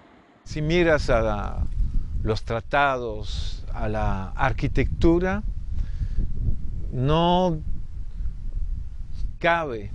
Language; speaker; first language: Spanish; non-native, fluent; French